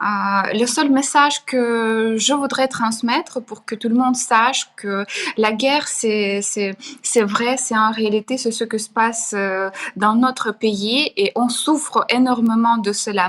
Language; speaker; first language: French; non-native, fluent; Ukrainian